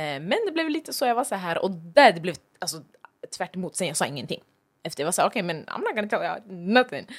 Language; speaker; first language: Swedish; early bilingual, other home language; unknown